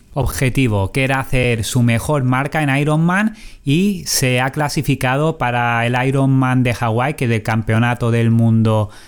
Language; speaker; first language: Spanish; native; Spanish